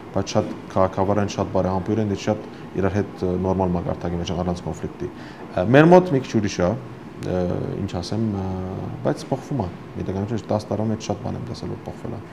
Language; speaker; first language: Armenian; early bilingual, heritage; Armenian